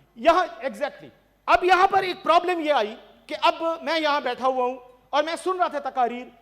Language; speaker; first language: Urdu; non-native, local second language; Pashto